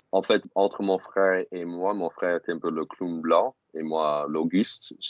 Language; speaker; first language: French; non-native, fluent; English